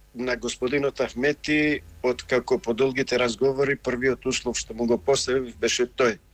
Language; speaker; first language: Macedonian; non-native, local second language; Albanian